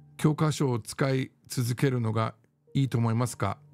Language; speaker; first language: Japanese; non-native, fluent; English